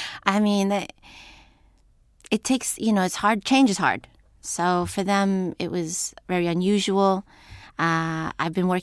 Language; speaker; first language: English; native; English